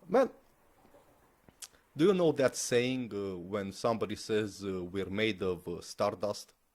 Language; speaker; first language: English; non-native, fluent; Romanian